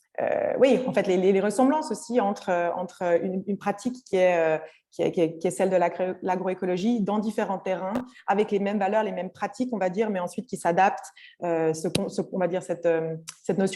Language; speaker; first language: French; native; French